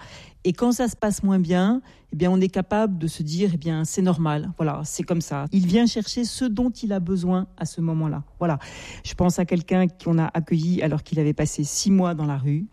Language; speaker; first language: French; native; French